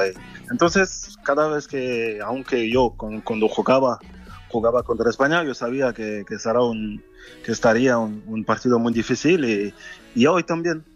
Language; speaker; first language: Spanish; non-native, fluent; French